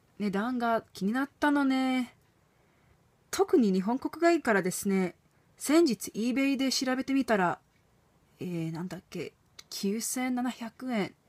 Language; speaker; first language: Japanese; non-native, fluent; English